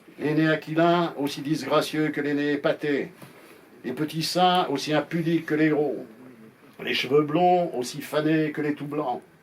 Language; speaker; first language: French; native; French